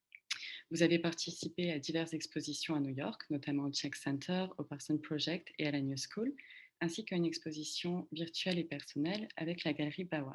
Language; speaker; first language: French; native; French